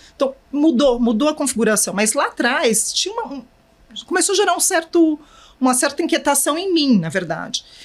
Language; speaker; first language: Portuguese; native; Portuguese